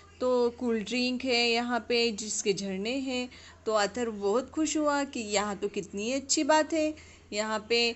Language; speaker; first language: Hindi; non-native, local second language; Urdu